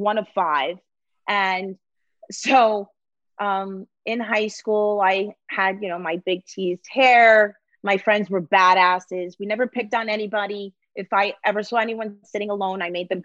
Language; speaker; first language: English; native; English